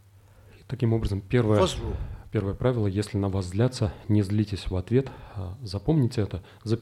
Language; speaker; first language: Russian; native; Russian